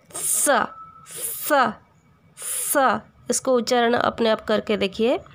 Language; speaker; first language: Hindi; non-native, local second language; Odia